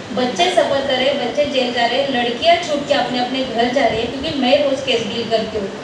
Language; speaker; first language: Hindi; non-native, local second language; Marathi